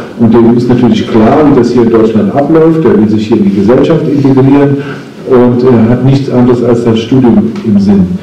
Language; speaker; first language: German; native; German